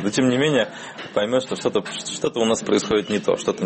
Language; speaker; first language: Russian; native; Russian